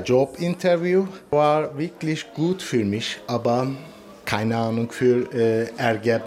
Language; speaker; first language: German; non-native, learner; Turkish